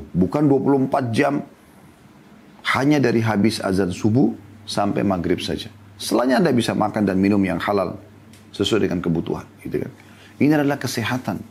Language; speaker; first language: Indonesian; native; Indonesian